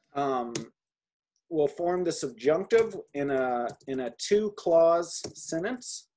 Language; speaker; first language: English; native; English